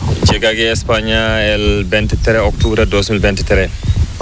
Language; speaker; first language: Spanish; non-native, learner; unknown